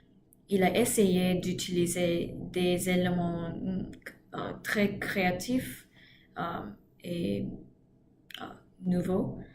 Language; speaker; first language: French; non-native, learner; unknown